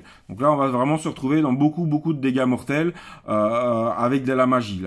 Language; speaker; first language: French; native; French